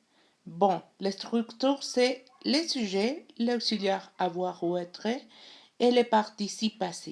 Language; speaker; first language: French; non-native, learner; Spanish